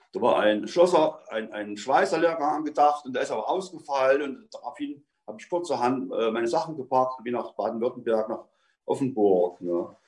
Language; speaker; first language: German; native; German